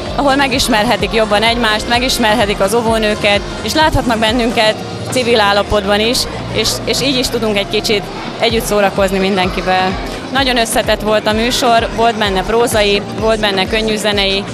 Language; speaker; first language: Hungarian; native; Hungarian